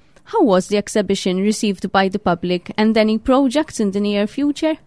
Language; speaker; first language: English; non-native, local second language; Maltese